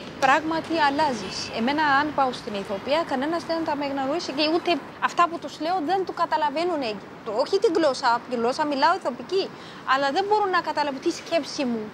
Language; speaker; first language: Greek; non-native, fluent; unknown